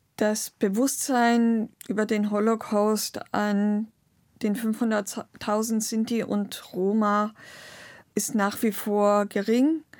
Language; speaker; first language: German; non-native, local second language; Romany